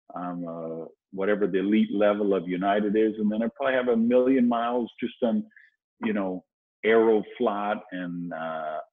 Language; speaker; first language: English; native; English